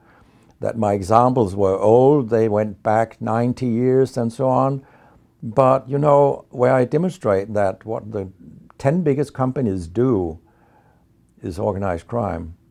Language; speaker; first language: English; non-native, fluent; Danish